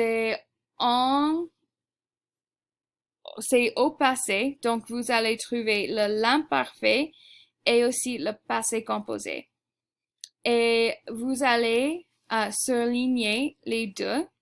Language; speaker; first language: French; non-native, fluent; English